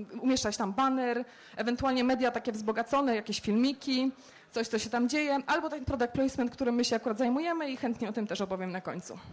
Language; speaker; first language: Polish; native; Polish